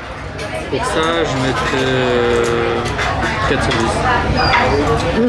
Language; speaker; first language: French; native; French